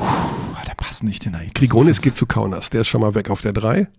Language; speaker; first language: German; native; German